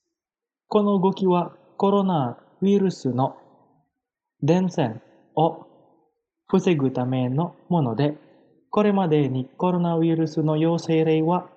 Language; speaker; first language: Japanese; non-native, fluent; Indonesian